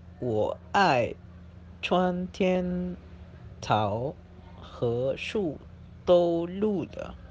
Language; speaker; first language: Chinese; non-native, learner; Spanish